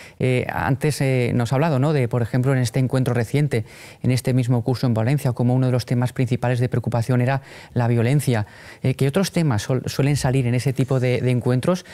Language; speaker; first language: Spanish; native; Spanish